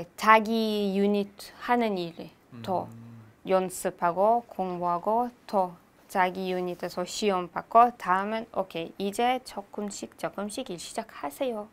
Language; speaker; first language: Korean; non-native, learner; Hebrew